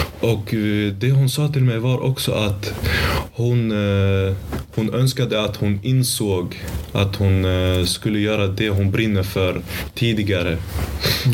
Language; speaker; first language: Swedish; early bilingual, other home language; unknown